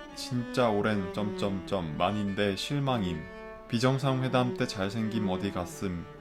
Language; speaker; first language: Korean; non-native, fluent; Finnish